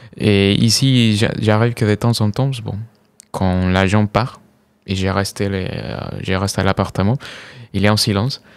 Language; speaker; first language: French; non-native, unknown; Spanish